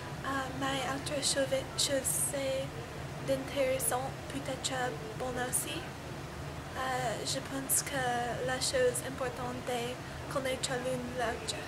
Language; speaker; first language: French; non-native, learner; English